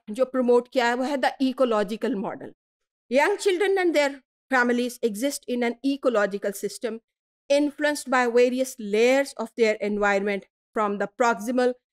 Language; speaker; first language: Urdu; native; Urdu